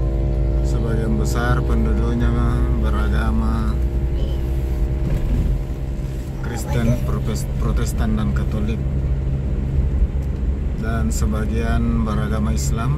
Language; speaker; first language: Indonesian; native; Indonesian